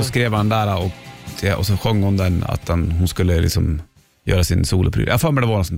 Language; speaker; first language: Swedish; native; Swedish